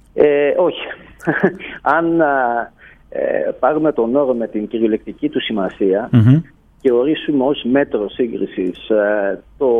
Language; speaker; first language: Greek; native; Greek